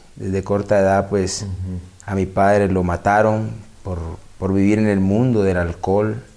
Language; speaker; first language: Spanish; native; Spanish